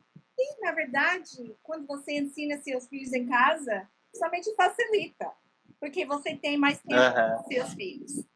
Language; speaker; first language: Portuguese; non-native, fluent; English